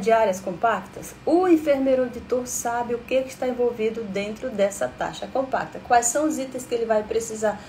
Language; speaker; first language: Portuguese; native; Portuguese